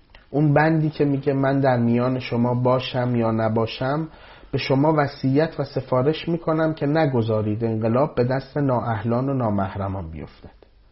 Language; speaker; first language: Persian; native; Persian